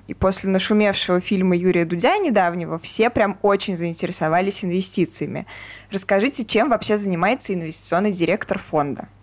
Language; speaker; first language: Russian; native; Russian